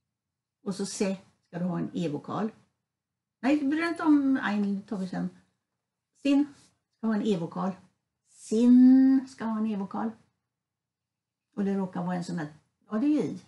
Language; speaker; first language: Swedish; native; Swedish